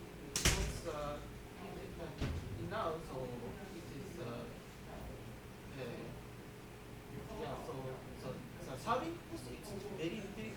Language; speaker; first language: English; non-native, learner; Japanese